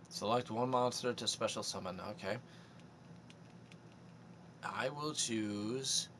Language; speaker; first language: English; native; English